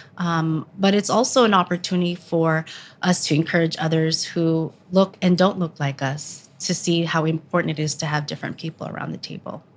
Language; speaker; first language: English; early bilingual, other home language; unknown